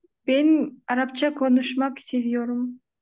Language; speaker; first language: Turkish; non-native, learner; Kyrgyz